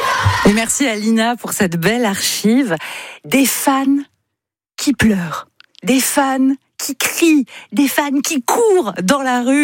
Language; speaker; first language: French; native; French